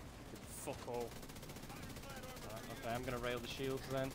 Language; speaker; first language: English; native; English